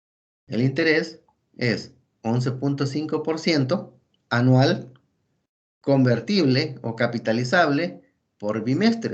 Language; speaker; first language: Spanish; native; Spanish